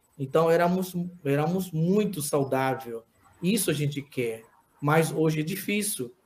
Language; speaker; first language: Portuguese; non-native, local second language; Yanomámi